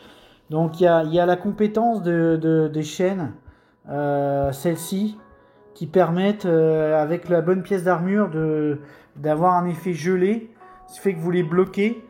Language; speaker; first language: French; native; French